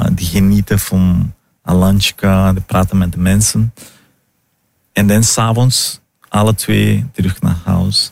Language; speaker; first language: Dutch; non-native, fluent; Portuguese